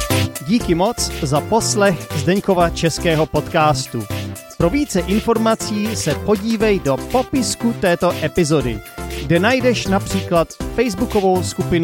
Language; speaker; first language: Czech; native; Czech